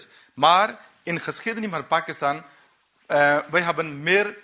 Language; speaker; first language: Dutch; non-native, learner; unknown